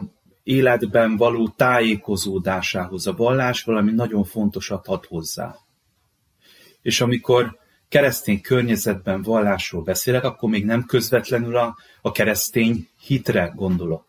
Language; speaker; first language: Hungarian; native; Hungarian